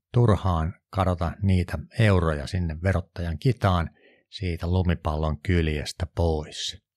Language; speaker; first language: Finnish; native; Finnish